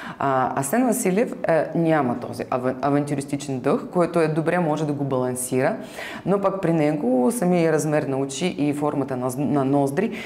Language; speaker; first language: Bulgarian; non-native, fluent; Ukrainian